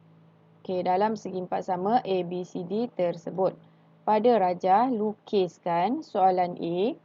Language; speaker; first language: Malay; native; Malay